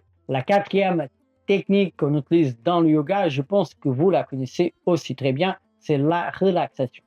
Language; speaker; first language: French; non-native, fluent; Portuguese